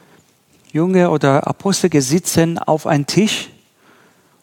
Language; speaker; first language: German; non-native, learner; Persian